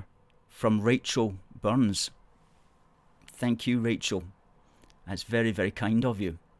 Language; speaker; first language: English; native; English